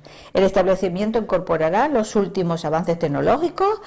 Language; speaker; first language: Spanish; native; Spanish